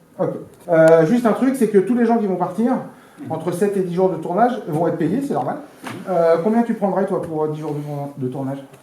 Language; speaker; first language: French; native; French